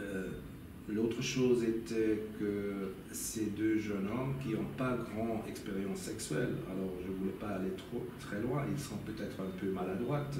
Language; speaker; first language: French; non-native, local second language; German